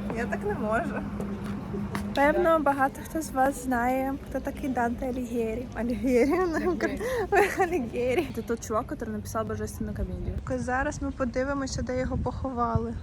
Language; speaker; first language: Ukrainian; non-native, local second language; Russian